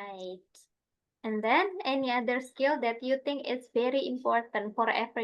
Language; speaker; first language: English; non-native, fluent; Indonesian